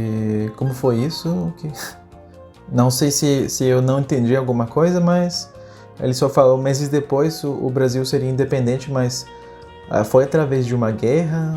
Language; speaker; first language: Portuguese; non-native, fluent; Spanish